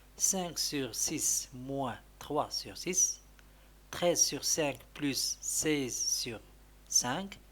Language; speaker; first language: French; non-native, local second language; Arabic